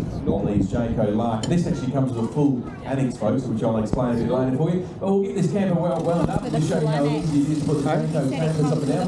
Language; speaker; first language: English; native; English